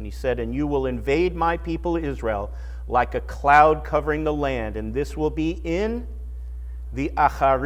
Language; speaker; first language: English; native; English